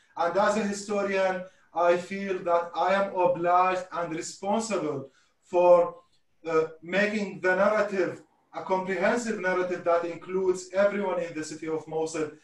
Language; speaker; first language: English; non-native, fluent; Arabic